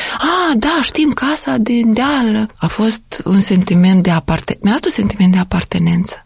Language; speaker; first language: Romanian; native; Romanian